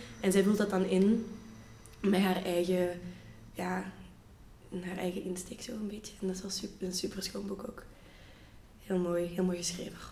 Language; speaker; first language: Dutch; native; Dutch